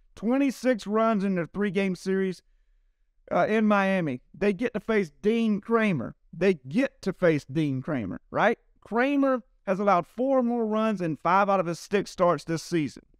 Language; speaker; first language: English; native; English